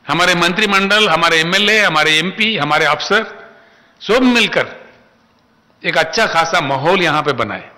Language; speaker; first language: Hindi; non-native, local second language; Telugu